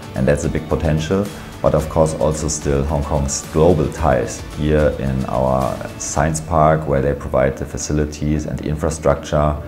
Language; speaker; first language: English; non-native, fluent; German